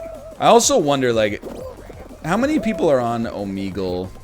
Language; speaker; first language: English; native; English